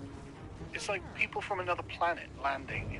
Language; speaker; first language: English; native; English